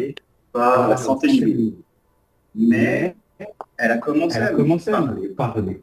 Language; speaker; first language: French; native; French